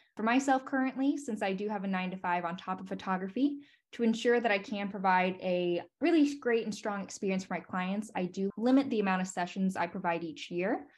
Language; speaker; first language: English; native; English